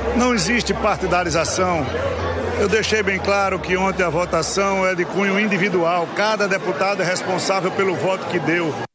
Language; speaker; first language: Portuguese; native; Portuguese